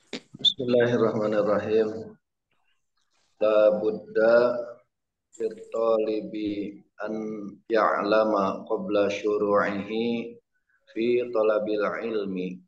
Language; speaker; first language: Arabic; non-native, learner; Indonesian